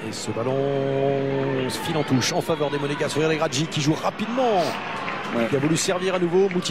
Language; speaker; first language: French; native; French